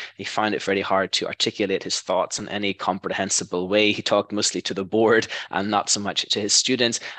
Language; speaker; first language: English; native; English